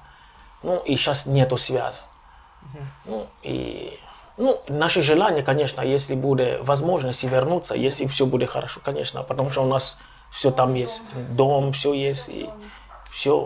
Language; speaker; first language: Russian; non-native, local second language; Ukrainian